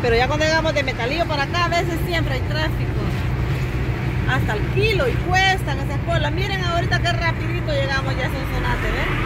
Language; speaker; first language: Spanish; native; Spanish